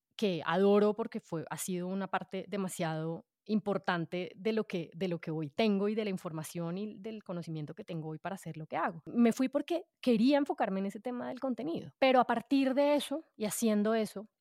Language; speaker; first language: Spanish; native; Spanish